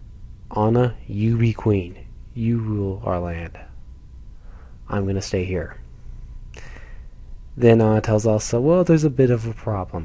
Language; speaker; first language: English; native; English